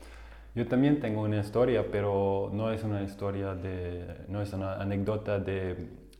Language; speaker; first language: Spanish; non-native, fluent; German